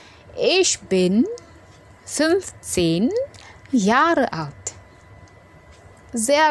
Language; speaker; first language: German; non-native, learner; Indonesian